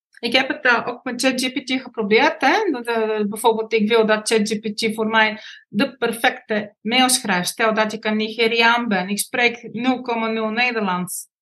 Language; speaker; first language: Dutch; non-native, fluent; Bulgarian